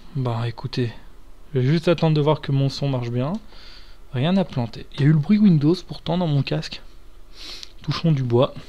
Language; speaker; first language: French; native; French